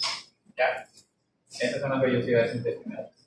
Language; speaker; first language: Spanish; native; Spanish